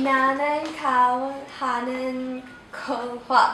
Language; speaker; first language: Korean; non-native, learner; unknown